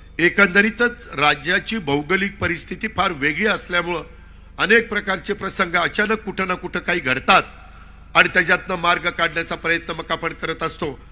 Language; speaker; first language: Marathi; native; Marathi